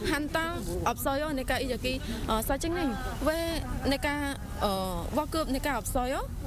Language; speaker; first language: Korean; non-native, learner; Khmer